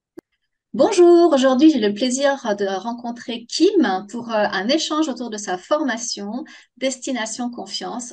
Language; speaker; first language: French; native; French